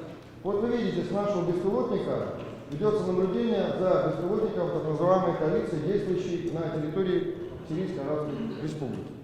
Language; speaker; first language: Russian; native; Russian